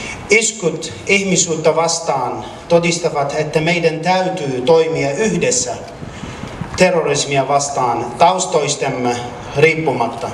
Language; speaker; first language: Finnish; non-native, fluent; Arabic